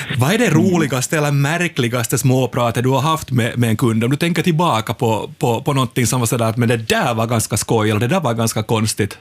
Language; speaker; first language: Swedish; native; Swedish